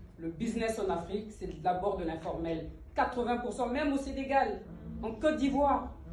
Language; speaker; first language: French; early bilingual, other home language; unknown